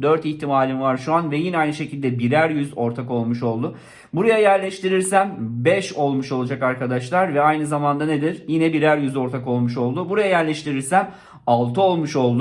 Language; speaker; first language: Turkish; native; Turkish